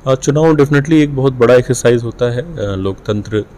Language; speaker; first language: Hindi; native; Hindi